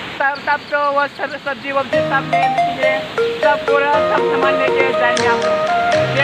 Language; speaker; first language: Hindi; non-native, local second language; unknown